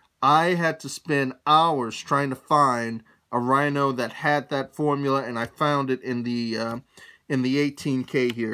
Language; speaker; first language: English; native; English